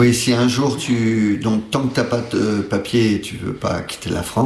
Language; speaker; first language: French; native; French